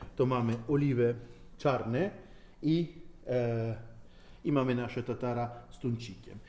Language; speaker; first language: Polish; non-native, learner; Italian